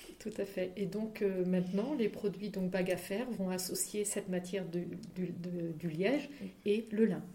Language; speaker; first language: French; native; French